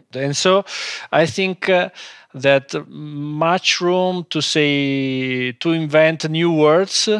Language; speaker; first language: English; non-native, fluent; Italian